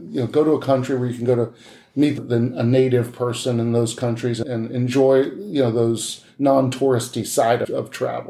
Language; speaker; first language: English; native; English